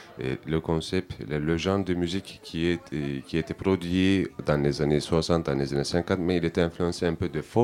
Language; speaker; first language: French; non-native, learner; Turkish